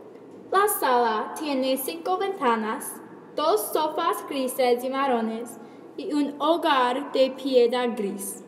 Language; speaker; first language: Spanish; non-native, learner; English